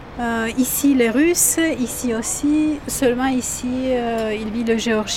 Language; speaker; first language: French; non-native, learner; Georgian